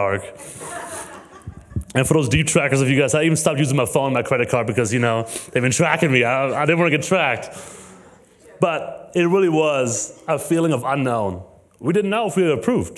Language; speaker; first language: English; non-native, fluent; German